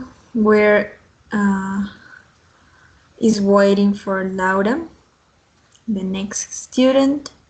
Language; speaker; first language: English; non-native, fluent; Spanish